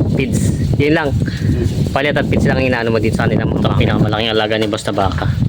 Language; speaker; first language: Filipino; native; Filipino